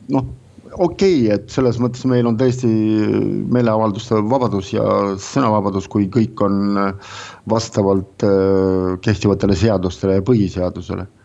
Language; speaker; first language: Estonian; non-native, local second language; Russian